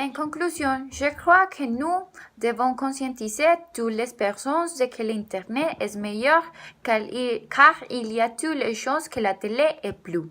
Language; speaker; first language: French; non-native, learner; Spanish